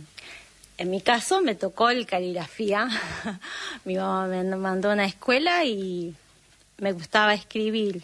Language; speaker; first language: Spanish; non-native, fluent; Japanese